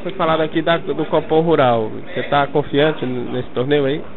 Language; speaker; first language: Portuguese; native; Portuguese